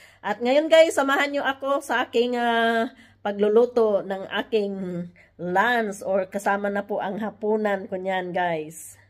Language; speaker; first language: Filipino; non-native, local second language; Cebuano